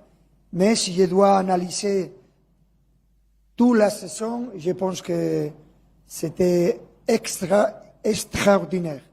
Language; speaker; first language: French; non-native, learner; Spanish